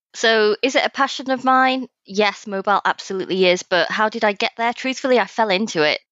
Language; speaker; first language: English; native; English